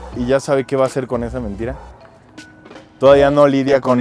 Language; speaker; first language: Spanish; native; Spanish